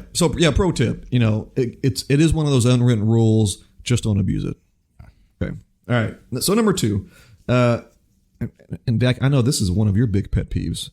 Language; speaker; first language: English; native; English